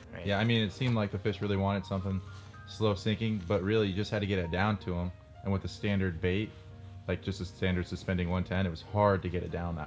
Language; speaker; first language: English; native; English